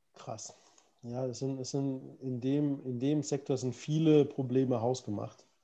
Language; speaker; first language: German; native; German